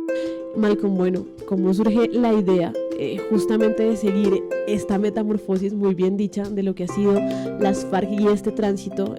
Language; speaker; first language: Spanish; native; Spanish